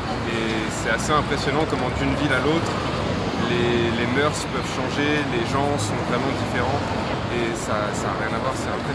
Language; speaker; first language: French; native; French